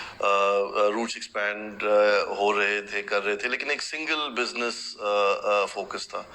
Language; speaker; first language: Urdu; native; Urdu